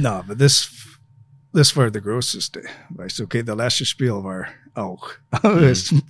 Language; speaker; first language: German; non-native, fluent; English